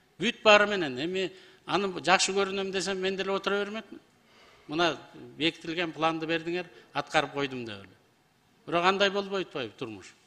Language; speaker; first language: Kyrgyz; native; Kyrgyz